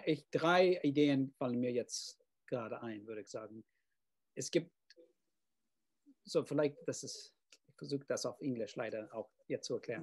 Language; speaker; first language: German; non-native, fluent; English